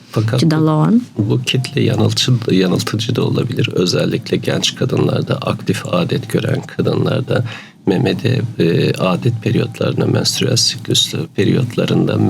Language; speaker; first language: Turkish; native; Turkish